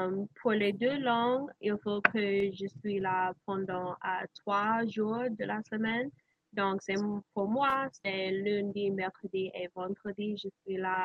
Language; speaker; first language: French; non-native, learner; English